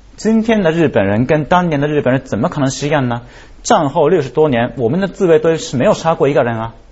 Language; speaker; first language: Chinese; non-native, fluent; Japanese